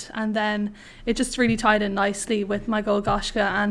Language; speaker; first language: English; native; English